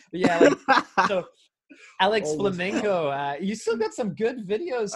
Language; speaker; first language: English; native; English